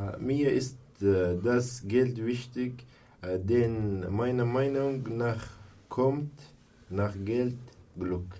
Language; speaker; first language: German; non-native, learner; Arabic